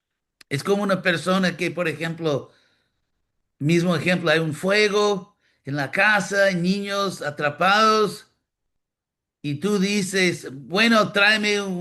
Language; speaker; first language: Spanish; non-native, fluent; English